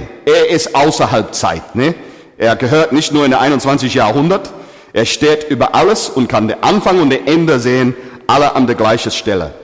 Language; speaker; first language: German; non-native, fluent; English